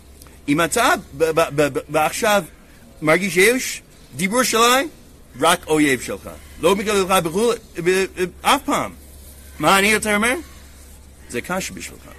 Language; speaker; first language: Hebrew; non-native, learner; English